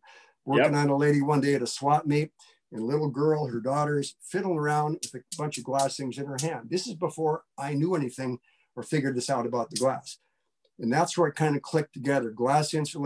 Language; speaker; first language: English; native; English